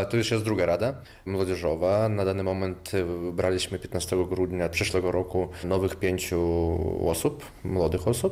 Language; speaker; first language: Polish; non-native, local second language; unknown